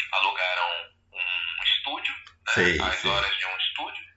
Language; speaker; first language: Portuguese; native; Portuguese